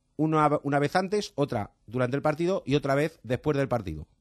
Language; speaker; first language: Spanish; native; Spanish